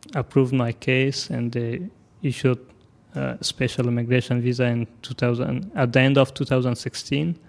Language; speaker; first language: English; non-native, fluent; Persian